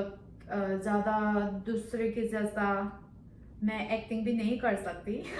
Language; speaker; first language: Hindi; non-native, local second language; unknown